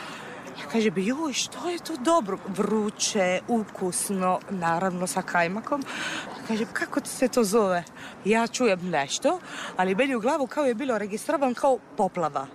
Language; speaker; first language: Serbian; non-native, fluent; Italian